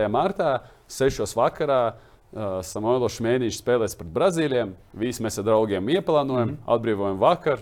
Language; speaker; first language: Latvian; non-native, local second language; Russian